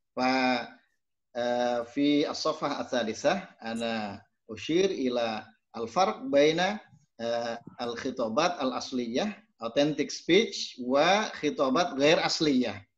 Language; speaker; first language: Arabic; non-native, fluent; Indonesian